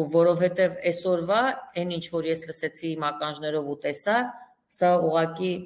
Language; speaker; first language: Armenian; native; Armenian